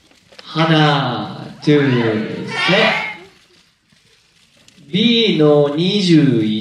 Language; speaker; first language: Korean; non-native, learner; Japanese